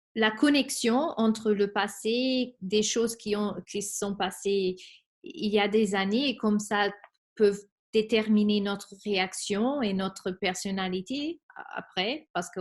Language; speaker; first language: French; non-native, fluent; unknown